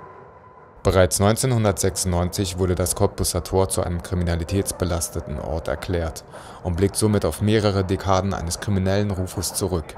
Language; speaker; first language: German; native; German